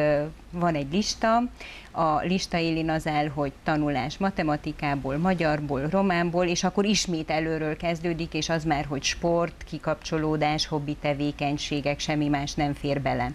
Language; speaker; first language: Hungarian; native; Hungarian